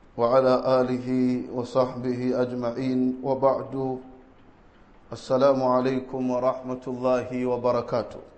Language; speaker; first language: Arabic; non-native, fluent; Hausa